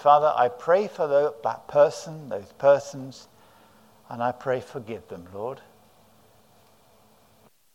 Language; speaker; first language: English; native; English